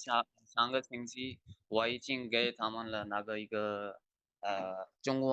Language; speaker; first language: Chinese; non-native, fluent; Urdu